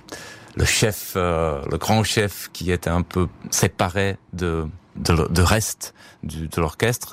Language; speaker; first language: French; non-native, fluent; Czech